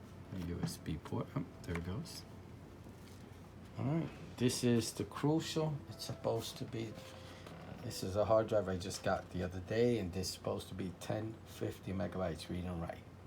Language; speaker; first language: English; native; English